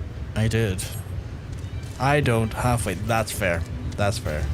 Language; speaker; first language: English; native; English